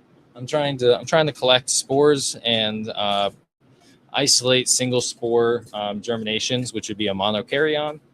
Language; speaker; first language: English; native; English